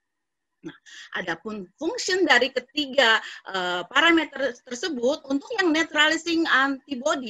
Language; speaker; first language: Indonesian; native; Indonesian